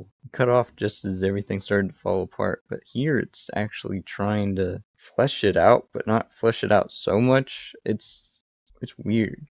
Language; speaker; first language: English; native; English